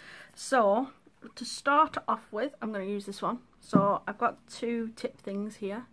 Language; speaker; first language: English; native; English